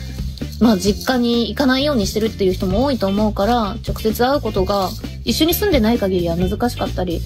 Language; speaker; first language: Japanese; native; Japanese